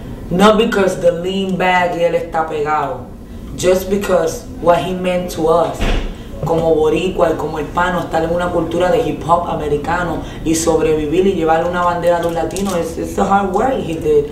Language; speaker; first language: Spanish; native; Spanish